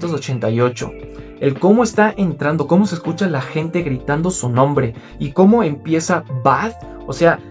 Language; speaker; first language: Spanish; native; Spanish